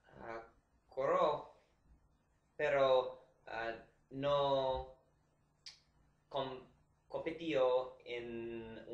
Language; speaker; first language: Spanish; non-native, learner; English